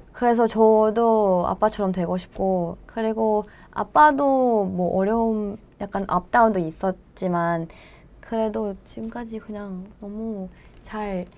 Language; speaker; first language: Korean; non-native, fluent; Thai